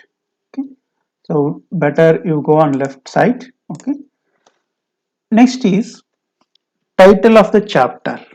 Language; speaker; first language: English; non-native, local second language; Kannada